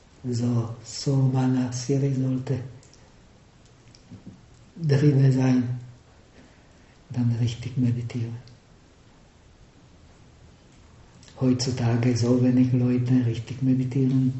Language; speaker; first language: German; non-native, fluent; Czech